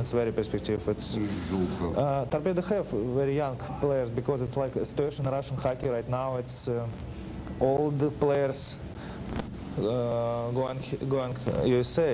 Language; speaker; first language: English; non-native, learner; Russian